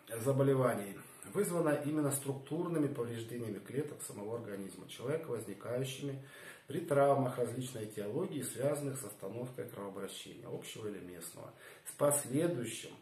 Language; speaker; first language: Russian; native; Russian